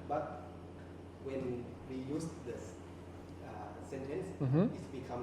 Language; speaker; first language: English; non-native, learner; Thai